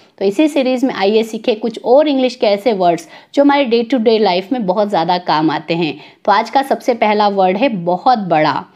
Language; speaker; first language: Hindi; native; Hindi